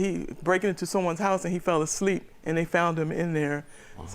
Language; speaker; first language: English; native; English